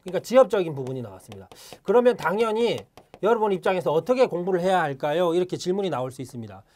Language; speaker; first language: Korean; native; Korean